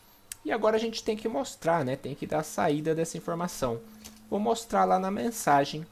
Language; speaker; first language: Portuguese; native; Portuguese